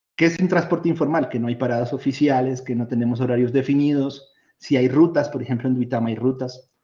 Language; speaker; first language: Spanish; native; Spanish